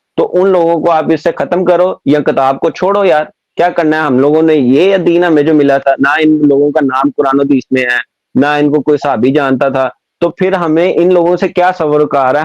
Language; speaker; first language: Urdu; non-native, local second language; Punjabi